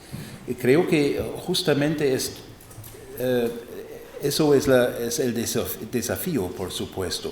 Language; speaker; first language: Spanish; non-native, fluent; German